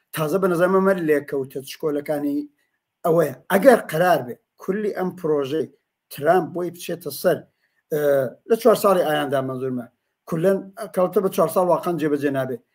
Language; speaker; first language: Central Kurdish; native; Central Kurdish